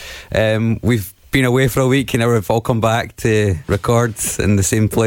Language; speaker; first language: English; native; English